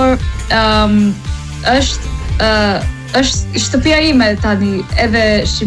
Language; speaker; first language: Albanian; early bilingual, heritage; English